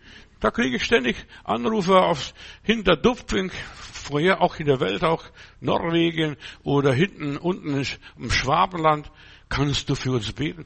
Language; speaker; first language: German; native; German